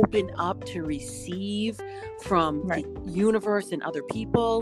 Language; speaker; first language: English; native; English